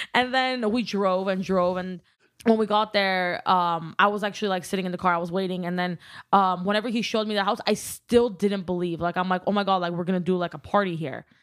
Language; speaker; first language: English; early bilingual, other home language; Armenian